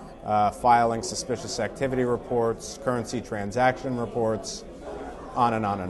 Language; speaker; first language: English; native; English